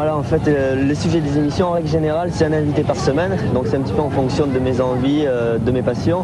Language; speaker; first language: French; native; French